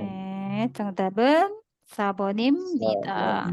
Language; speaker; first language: Korean; non-native, learner; Indonesian